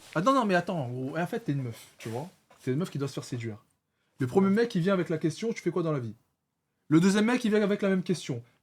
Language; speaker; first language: French; native; French